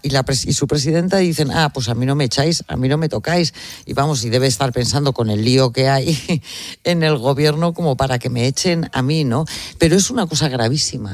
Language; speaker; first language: Spanish; native; Spanish